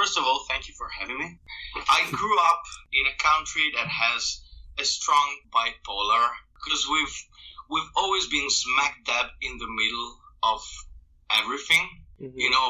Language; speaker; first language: English; non-native, fluent; Italian